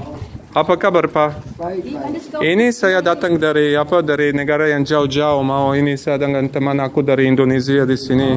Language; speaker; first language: Indonesian; non-native, learner; English